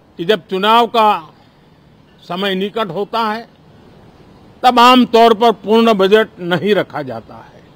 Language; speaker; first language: Hindi; non-native, local second language; Gujarati